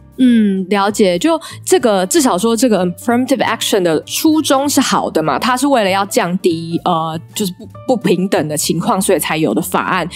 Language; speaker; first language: Chinese; native; Chinese